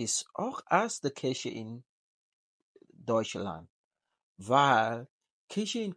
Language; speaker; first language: German; non-native, learner; English